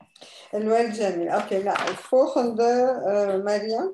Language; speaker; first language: Dutch; non-native, fluent; Arabic